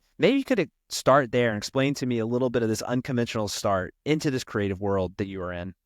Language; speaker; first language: English; native; English